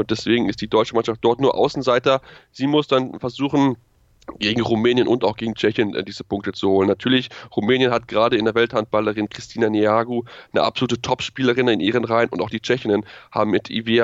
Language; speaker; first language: German; native; German